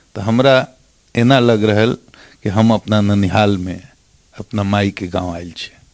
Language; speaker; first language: Maithili; non-native, local second language; Bhojpuri